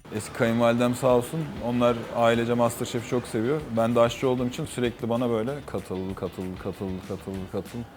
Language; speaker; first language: Turkish; native; Turkish